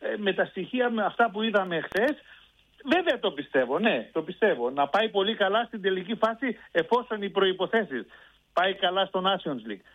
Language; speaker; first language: Greek; early bilingual, heritage; Greek